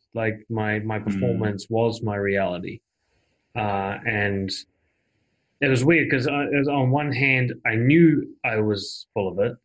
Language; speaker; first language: English; native; English